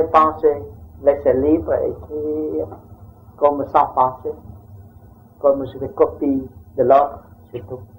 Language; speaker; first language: French; non-native, learner; Vietnamese